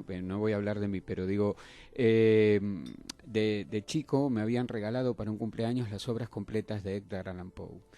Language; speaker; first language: Spanish; native; Spanish